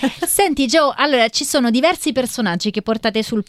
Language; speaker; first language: Italian; early bilingual, heritage; English